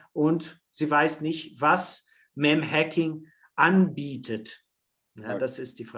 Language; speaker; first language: German; non-native, fluent; Portuguese